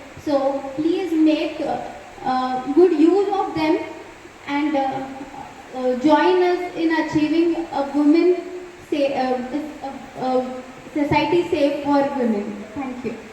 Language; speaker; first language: English; non-native, local second language; Telugu